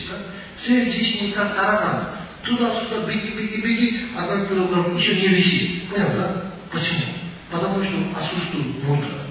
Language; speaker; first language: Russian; non-native, learner; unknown